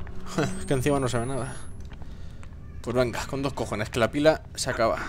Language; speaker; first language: Spanish; native; Spanish